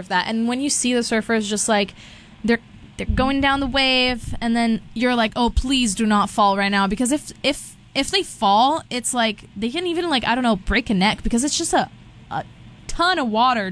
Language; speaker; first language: English; non-native, fluent; Portuguese